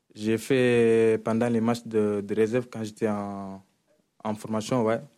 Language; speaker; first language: French; non-native, local second language; Wolof